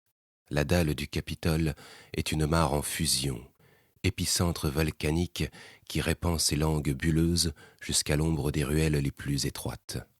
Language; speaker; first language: French; native; French